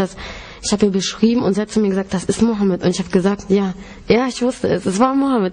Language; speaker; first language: German; early bilingual, other home language; Greek